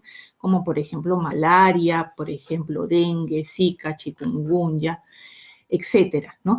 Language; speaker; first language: Spanish; native; Spanish